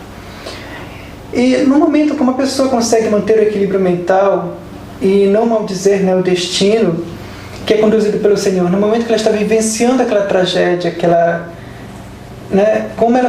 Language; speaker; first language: Portuguese; native; Portuguese